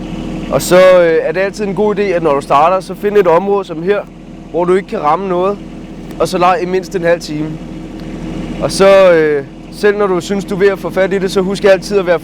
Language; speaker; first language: Danish; native; Danish